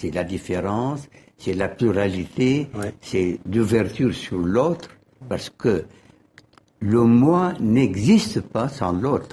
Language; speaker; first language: French; non-native, fluent; Arabic